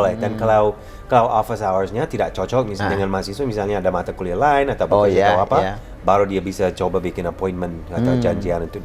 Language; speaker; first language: Indonesian; non-native, fluent; English